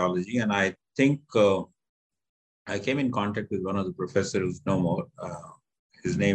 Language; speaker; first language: English; non-native, local second language; Hindi